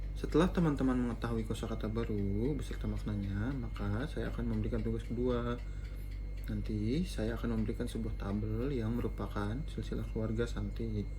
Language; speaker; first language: Indonesian; native; Indonesian